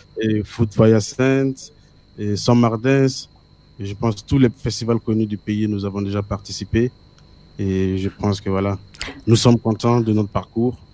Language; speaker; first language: French; non-native, local second language; Mossi